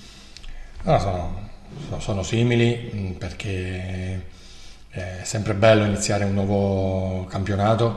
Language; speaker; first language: Italian; native; Italian